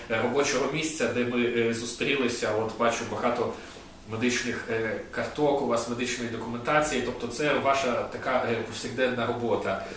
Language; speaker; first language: Ukrainian; native; Ukrainian